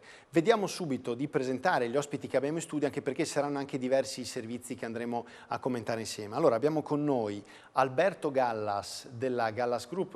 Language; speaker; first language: Italian; native; Italian